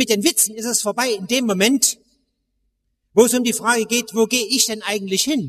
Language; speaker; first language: German; native; German